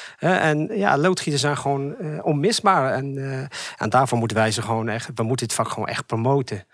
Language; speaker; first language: Dutch; early bilingual, other home language; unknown